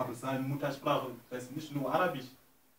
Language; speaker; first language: German; non-native, learner; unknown